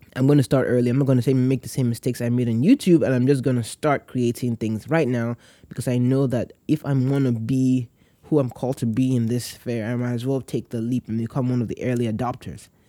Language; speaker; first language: English; non-native, local second language; Yoruba